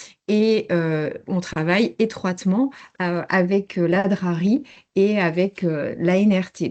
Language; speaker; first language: French; native; French